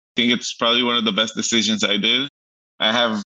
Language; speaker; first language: English; early bilingual, other home language; Spanish